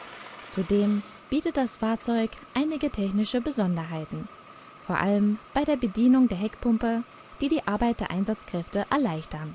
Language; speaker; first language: German; native; German